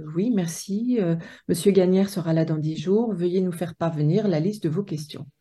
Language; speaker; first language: French; native; French